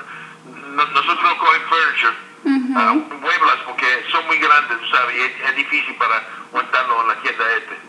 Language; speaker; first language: Spanish; early bilingual, heritage; English